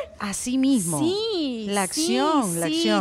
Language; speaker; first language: Spanish; native; Spanish